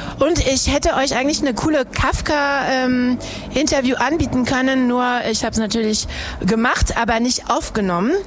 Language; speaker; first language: German; non-native, fluent; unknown